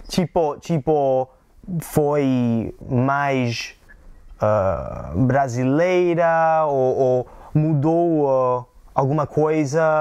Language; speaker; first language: Portuguese; non-native, learner; English